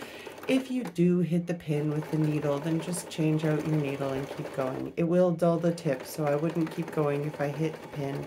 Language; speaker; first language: English; native; English